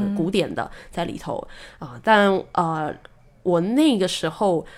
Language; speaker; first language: Chinese; native; Chinese